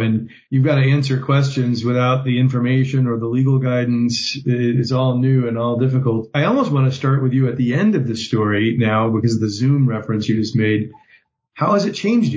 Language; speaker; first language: English; native; English